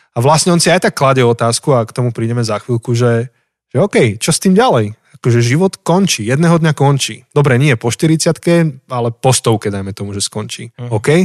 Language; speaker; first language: Slovak; native; Slovak